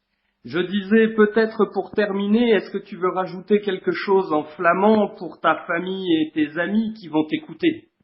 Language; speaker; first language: French; native; French